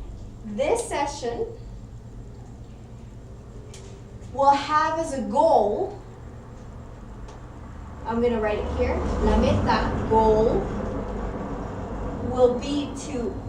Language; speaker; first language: English; non-native, fluent; Spanish